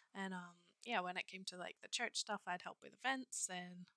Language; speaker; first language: English; native; English